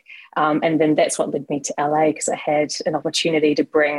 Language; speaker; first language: English; native; English